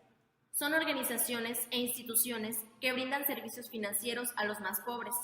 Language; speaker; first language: Spanish; native; Spanish